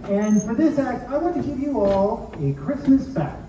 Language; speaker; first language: English; native; English